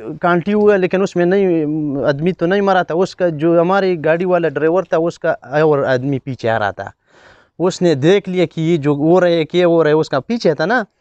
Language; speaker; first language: Urdu; non-native, local second language; Pashto